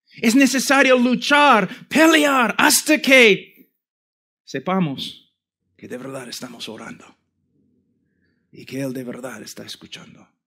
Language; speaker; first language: Spanish; non-native, fluent; English